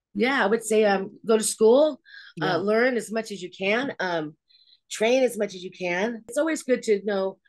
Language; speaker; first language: English; native; English